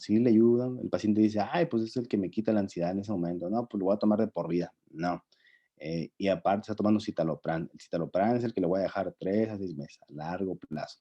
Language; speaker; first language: Spanish; native; Spanish